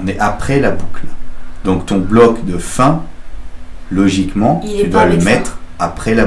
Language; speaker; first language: French; native; French